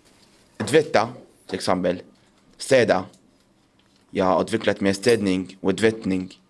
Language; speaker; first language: Swedish; non-native, local second language; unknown